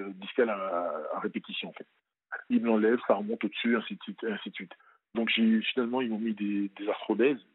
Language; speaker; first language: French; native; French